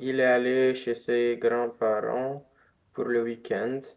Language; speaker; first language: French; non-native, learner; Romanian